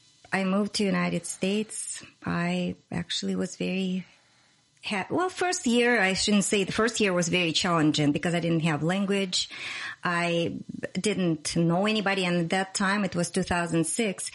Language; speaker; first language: English; non-native, fluent; Russian